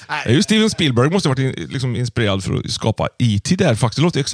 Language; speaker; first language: Swedish; native; Swedish